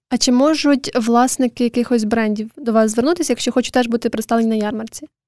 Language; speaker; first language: Ukrainian; native; Ukrainian